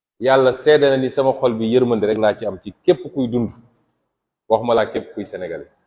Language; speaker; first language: Wolof; non-native, local second language; Jola-Fonyi